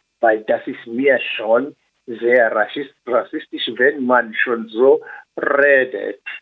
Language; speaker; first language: German; non-native, learner; Swahili